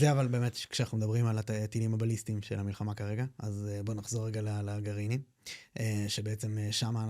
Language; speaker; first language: Hebrew; native; Hebrew